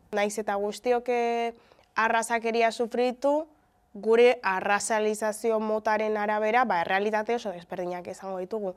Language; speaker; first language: Basque; early bilingual, other home language; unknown